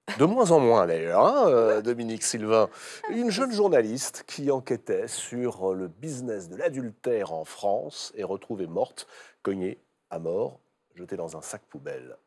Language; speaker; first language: French; native; French